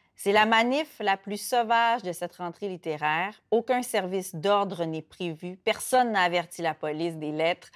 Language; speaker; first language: French; native; French